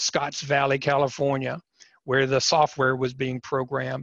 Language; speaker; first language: English; native; English